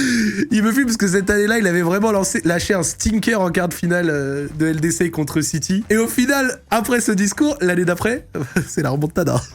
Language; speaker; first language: French; native; French